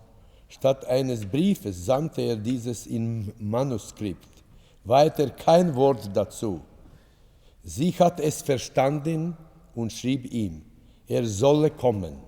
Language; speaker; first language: German; non-native, fluent; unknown